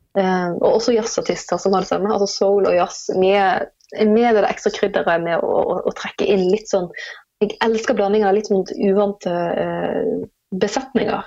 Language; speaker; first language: Norwegian; native; Norwegian